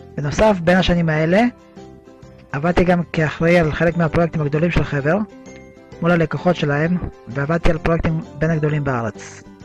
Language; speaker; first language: Hebrew; early bilingual, other home language; Russian